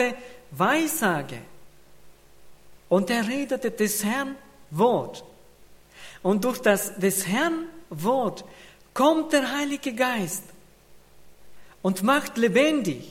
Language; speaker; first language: German; non-native, fluent; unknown